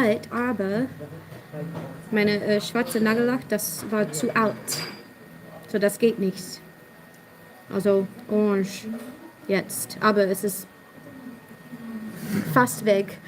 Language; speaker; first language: German; non-native, learner; English